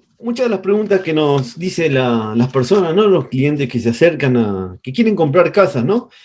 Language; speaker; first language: Spanish; native; Spanish